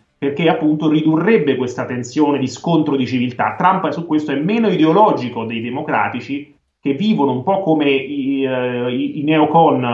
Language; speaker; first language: Italian; native; Italian